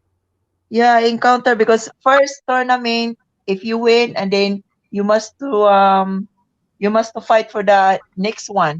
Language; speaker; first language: English; non-native, local second language; Filipino